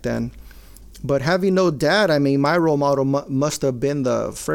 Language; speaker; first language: English; native; English